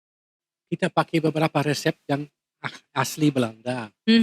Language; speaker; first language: Indonesian; non-native, fluent; Dutch